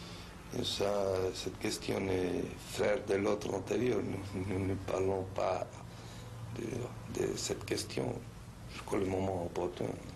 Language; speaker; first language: French; non-native, fluent; Spanish